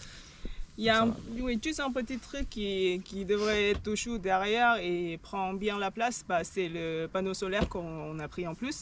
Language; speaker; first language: French; non-native, learner; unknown